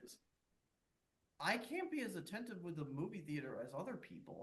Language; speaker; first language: English; native; English